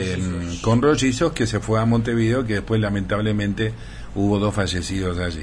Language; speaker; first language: Spanish; native; Spanish